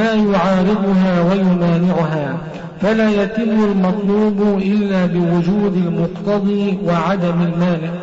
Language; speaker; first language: Arabic; native; Arabic